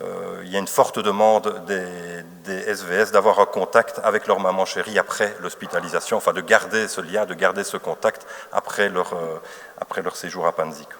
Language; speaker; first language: French; native; French